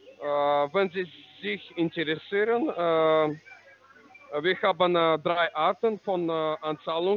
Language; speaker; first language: German; non-native, learner; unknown